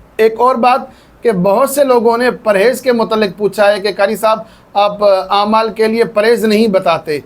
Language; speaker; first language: Urdu; non-native, local second language; Sindhi